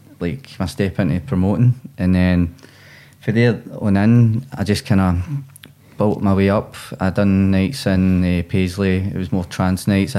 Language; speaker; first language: English; native; English